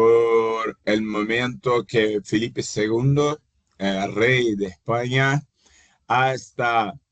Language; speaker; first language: Spanish; non-native, fluent; Portuguese